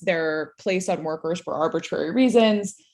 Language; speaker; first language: English; native; English